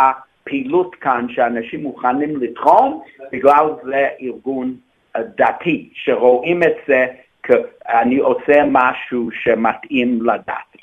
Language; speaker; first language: Hebrew; non-native, fluent; English